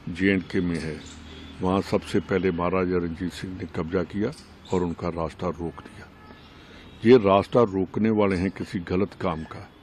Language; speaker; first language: Hindi; non-native, local second language; Punjabi